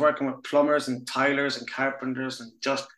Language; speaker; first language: English; native; English